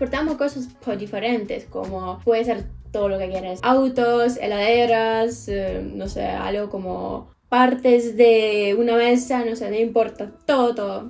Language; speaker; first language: Spanish; non-native, fluent; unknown